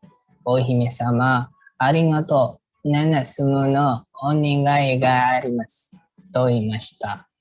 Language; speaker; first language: Japanese; non-native, learner; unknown